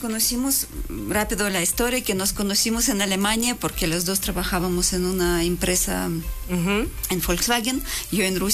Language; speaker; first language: Spanish; non-native, fluent; Russian